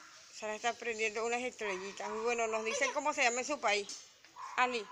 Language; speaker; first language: Spanish; native; Spanish